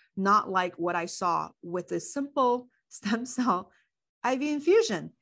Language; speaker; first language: English; non-native, fluent; Chinese